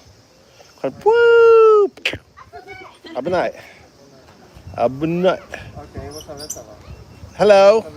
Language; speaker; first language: Japanese; non-native, learner; English